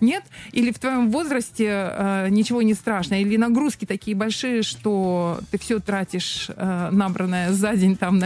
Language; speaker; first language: Russian; native; Russian